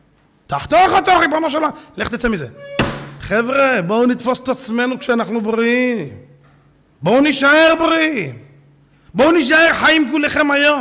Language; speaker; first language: Hebrew; native; Hebrew